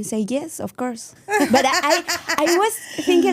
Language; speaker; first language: English; non-native, learner; Spanish